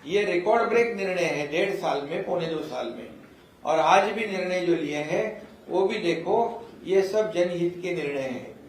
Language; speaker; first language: Hindi; non-native, local second language; Marathi